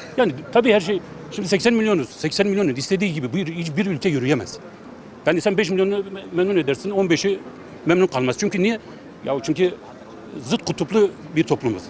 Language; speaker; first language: Turkish; native; Turkish